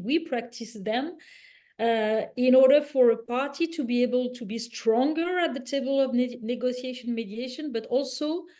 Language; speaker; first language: English; non-native, fluent; French